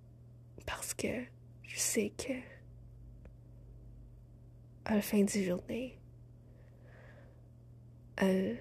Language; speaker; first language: French; non-native, learner; English